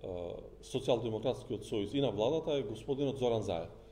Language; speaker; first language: Macedonian; non-native, local second language; Albanian